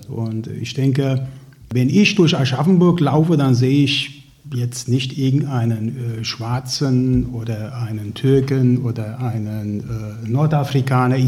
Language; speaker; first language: German; early bilingual, other home language; Turkish